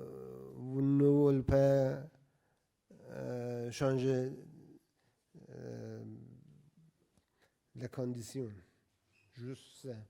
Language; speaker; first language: French; non-native, learner; Persian